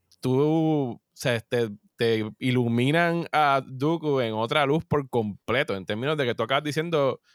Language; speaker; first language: Spanish; native; Spanish